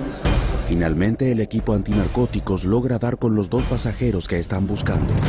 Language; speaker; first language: Spanish; native; Spanish